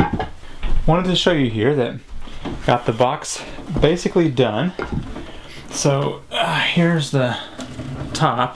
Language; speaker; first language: English; native; English